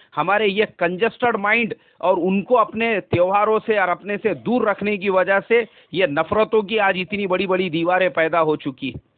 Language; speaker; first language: Urdu; native; Urdu